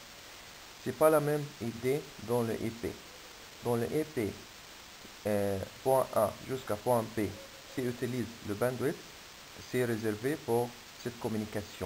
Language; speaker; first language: French; non-native, fluent; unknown